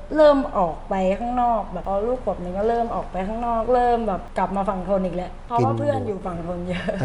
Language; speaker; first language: Thai; native; Thai